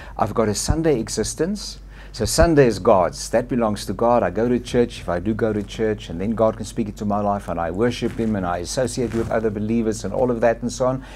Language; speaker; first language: English; non-native, local second language; Afrikaans